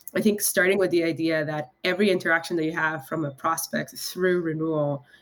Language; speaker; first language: English; early bilingual, other home language; Spanish